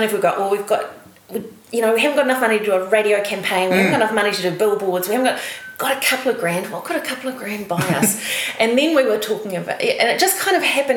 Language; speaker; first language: English; native; English